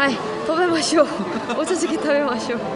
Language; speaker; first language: Japanese; non-native, fluent; Korean